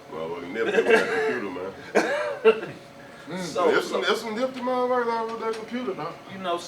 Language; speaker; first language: English; native; English